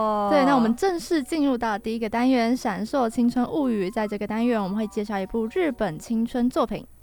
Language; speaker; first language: Chinese; native; Chinese